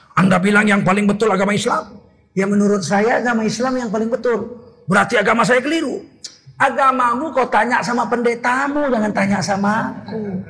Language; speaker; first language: Indonesian; native; Indonesian